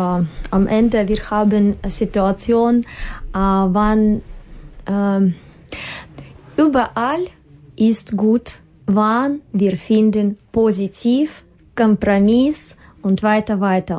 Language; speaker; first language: German; non-native, learner; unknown